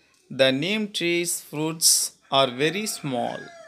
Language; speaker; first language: English; non-native, local second language; Tamil